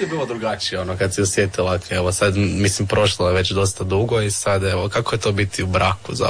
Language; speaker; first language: Serbian; native; Serbian